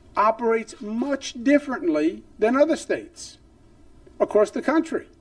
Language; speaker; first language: English; native; English